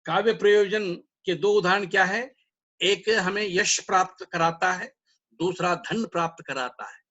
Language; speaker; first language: Hindi; non-native, local second language; Kannada